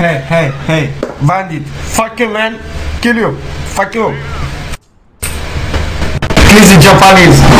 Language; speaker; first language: English; non-native, fluent; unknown